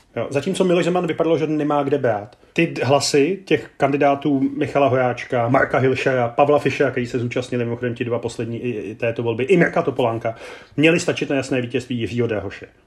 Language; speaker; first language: Czech; native; Czech